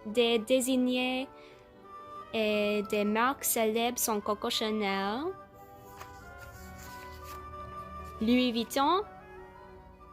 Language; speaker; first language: French; non-native, learner; English